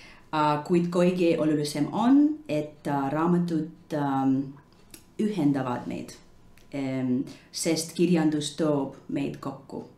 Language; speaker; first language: Estonian; non-native, learner; English